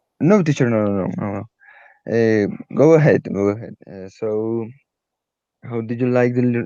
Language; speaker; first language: English; non-native, learner; Spanish